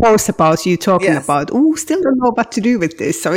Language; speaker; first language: English; non-native, fluent; Finnish